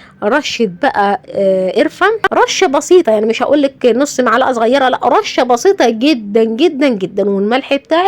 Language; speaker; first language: Arabic; native; Arabic